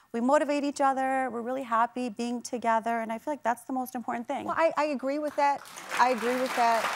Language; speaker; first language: English; native; English